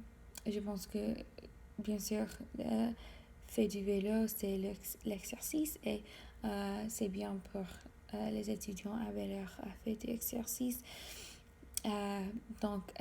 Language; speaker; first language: French; non-native, learner; English